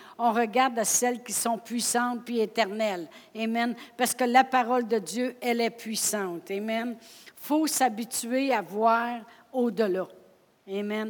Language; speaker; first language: French; native; French